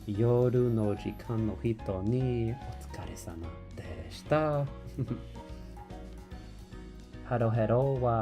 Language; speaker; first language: Japanese; non-native, learner; English